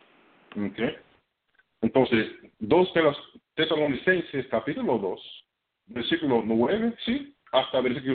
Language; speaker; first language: Spanish; non-native, fluent; English